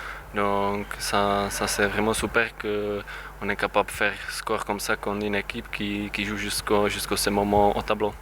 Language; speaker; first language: French; non-native, fluent; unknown